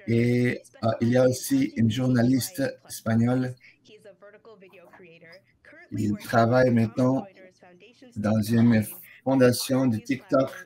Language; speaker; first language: French; non-native, fluent; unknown